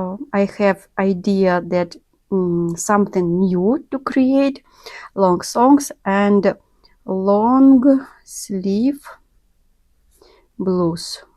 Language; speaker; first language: English; non-native, learner; Russian